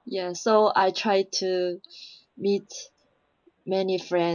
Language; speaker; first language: English; non-native, learner; Chinese